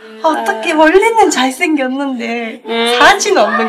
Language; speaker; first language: Korean; non-native, learner; Mongolian